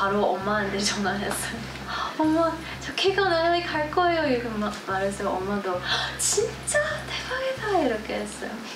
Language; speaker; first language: Korean; non-native, fluent; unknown